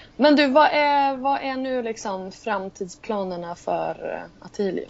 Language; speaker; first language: Swedish; native; Swedish